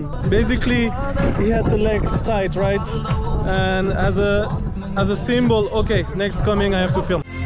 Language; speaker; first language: English; non-native, fluent; French